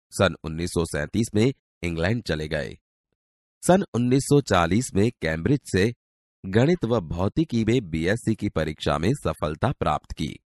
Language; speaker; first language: Hindi; non-native, local second language; Gujarati